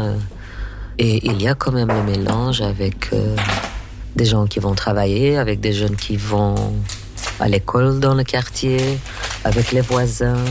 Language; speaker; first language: French; non-native, local second language; Dutch